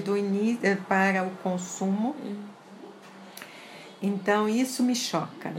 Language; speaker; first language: Portuguese; early bilingual, other home language; French